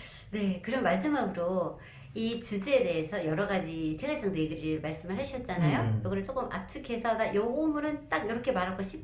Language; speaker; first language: Korean; native; Korean